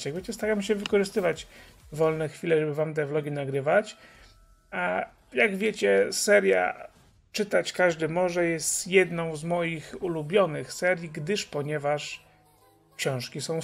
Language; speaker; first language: Polish; native; Polish